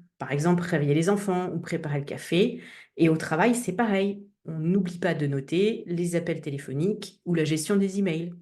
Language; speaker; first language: French; native; French